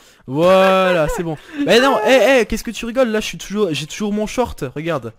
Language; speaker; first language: French; native; French